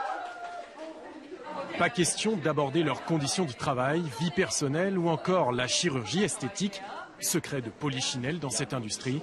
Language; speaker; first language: French; native; French